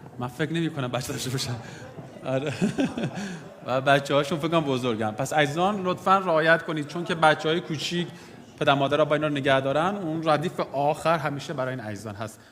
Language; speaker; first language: Persian; non-native, local second language; Kurdish